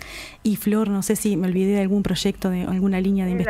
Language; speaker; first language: Spanish; native; Spanish